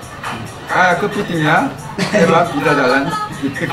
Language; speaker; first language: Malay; non-native, fluent; Korean